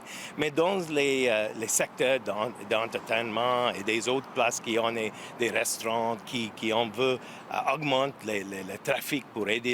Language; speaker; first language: French; non-native, learner; English